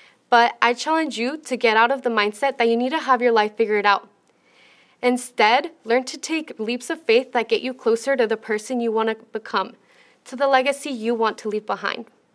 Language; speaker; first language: English; early bilingual, other home language; Spanish